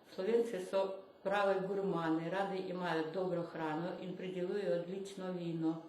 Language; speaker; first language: Slovenian; non-native, fluent; Russian